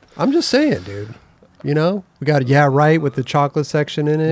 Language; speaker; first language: English; native; English